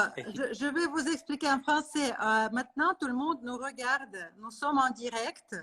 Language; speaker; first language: French; non-native, learner; Russian